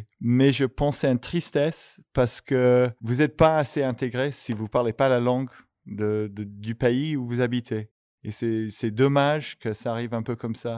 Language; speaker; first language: French; non-native, fluent; English